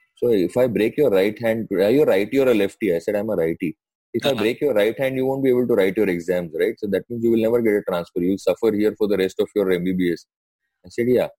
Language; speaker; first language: English; non-native, local second language; Sindhi